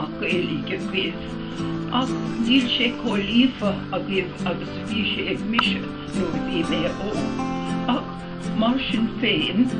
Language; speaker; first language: Irish; non-native, local second language; English